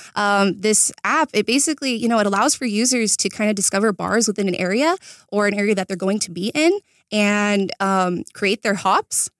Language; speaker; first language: English; native; English